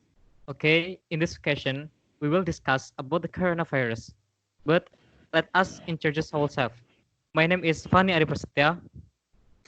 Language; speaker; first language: English; non-native, learner; Indonesian